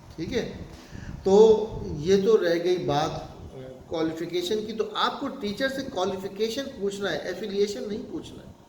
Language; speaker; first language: Urdu; native; Urdu